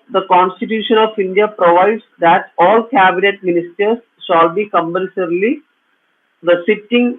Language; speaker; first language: English; non-native, local second language; Malayalam